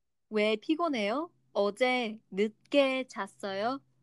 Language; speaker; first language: Korean; non-native, learner; English